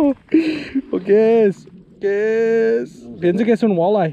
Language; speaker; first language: Spanish; non-native, learner; English